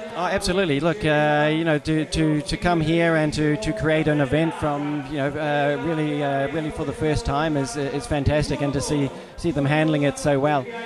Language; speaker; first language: English; native; English